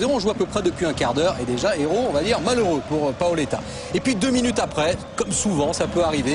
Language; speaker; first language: French; native; French